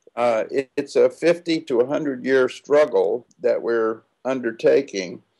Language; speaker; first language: English; native; English